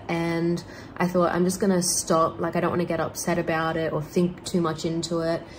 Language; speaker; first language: English; native; English